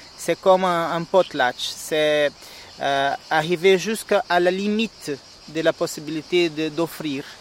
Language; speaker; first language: French; non-native, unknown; Portuguese